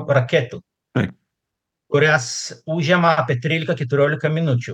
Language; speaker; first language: Lithuanian; non-native, local second language; Russian